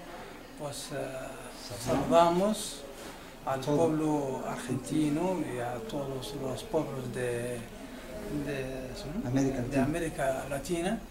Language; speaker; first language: Spanish; non-native, fluent; Arabic